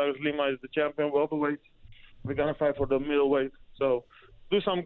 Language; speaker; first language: English; non-native, fluent; Dutch